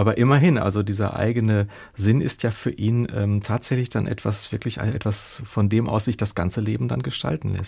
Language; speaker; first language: German; native; German